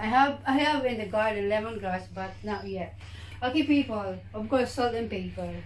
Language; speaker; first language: English; non-native, learner; Filipino